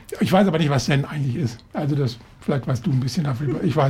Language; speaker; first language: German; native; German